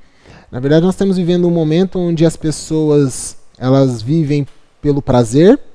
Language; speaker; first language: Portuguese; native; Portuguese